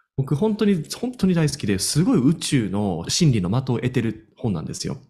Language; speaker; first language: Japanese; native; Japanese